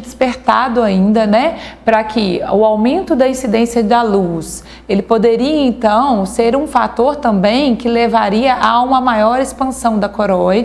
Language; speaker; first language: Portuguese; native; Portuguese